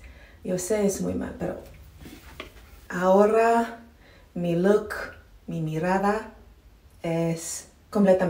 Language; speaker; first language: Spanish; non-native, learner; English